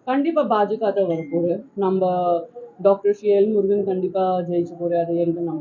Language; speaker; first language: Tamil; non-native, learner; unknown